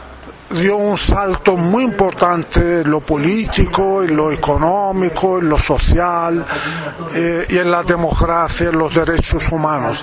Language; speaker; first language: Spanish; non-native, fluent; Arabic